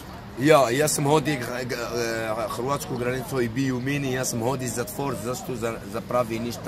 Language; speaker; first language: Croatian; non-native, learner; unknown